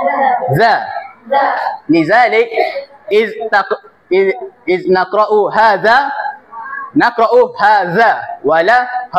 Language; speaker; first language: Arabic; non-native, learner; Malay